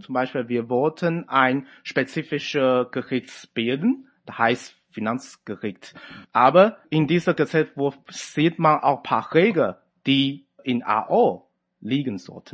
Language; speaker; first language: German; non-native, fluent; Chinese